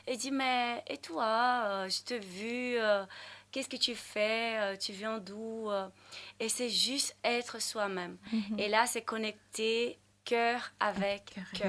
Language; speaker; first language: French; non-native, fluent; Portuguese